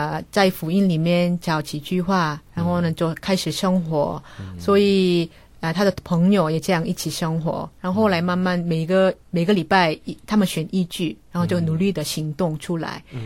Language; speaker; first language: Chinese; non-native, fluent; Korean